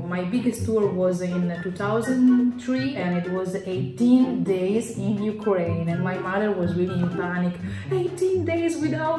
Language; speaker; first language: English; non-native, fluent; Italian